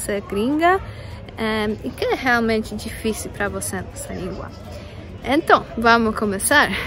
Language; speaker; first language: Portuguese; non-native, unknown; Polish